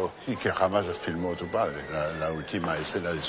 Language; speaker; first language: Spanish; non-native, fluent; French